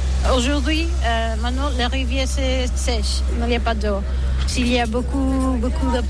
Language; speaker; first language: French; non-native, learner; Catalan